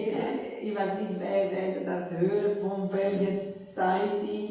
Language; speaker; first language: German; non-native, learner; Portuguese